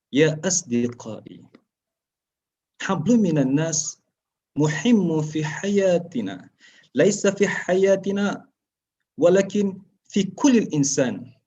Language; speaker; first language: Arabic; non-native, learner; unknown